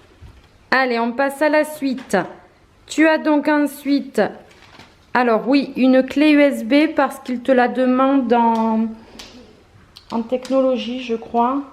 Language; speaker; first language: French; native; French